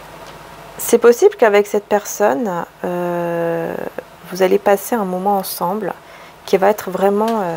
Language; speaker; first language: French; native; French